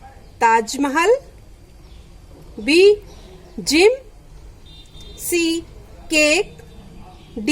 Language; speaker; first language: English; non-native, local second language; Hindi